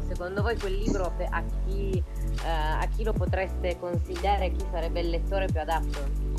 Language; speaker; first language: Italian; native; Italian